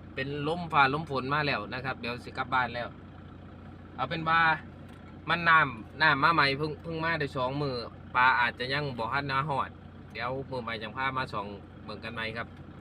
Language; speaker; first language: Thai; native; Thai